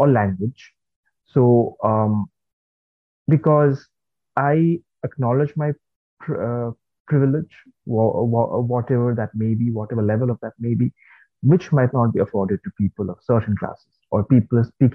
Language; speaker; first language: English; non-native, local second language; Nepali